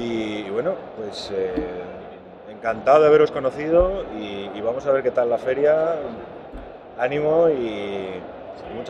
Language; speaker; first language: Spanish; native; Spanish